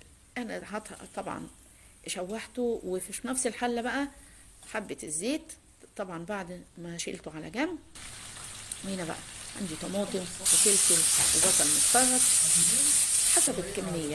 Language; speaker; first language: Arabic; native; Arabic